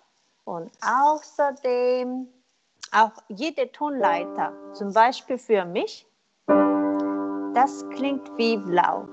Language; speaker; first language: German; non-native, learner; Korean